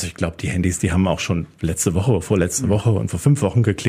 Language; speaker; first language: German; native; German